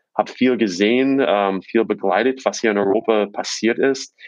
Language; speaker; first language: German; non-native, fluent; English